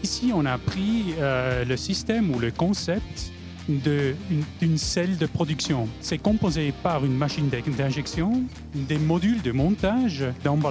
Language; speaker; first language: French; non-native, fluent; German